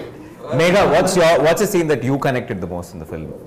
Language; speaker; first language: Telugu; native; Telugu